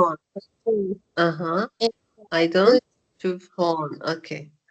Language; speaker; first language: English; non-native, learner; Spanish